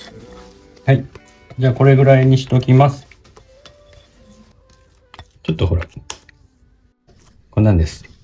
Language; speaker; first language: Japanese; native; Japanese